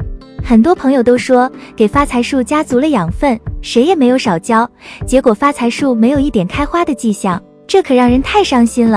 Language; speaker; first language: Chinese; native; Chinese